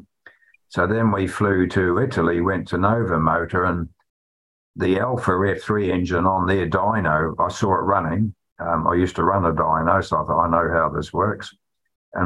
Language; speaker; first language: English; native; English